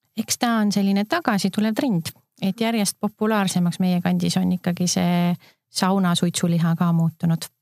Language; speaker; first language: Estonian; native; Estonian